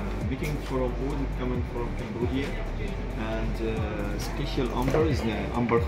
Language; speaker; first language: English; non-native, learner; Arabic